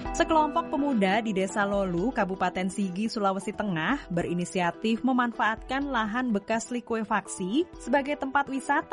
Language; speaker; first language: Indonesian; native; Indonesian